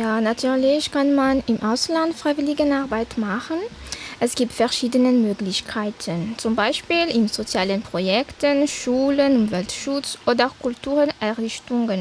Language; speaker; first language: German; non-native, fluent; Malagasy